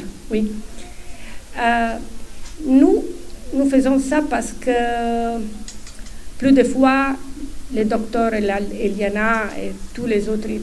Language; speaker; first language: French; non-native, fluent; Italian